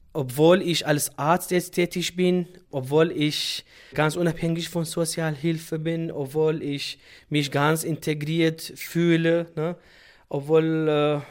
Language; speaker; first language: German; non-native, fluent; Central Kurdish